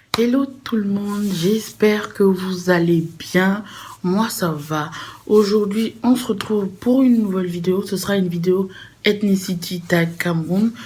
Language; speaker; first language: French; native; French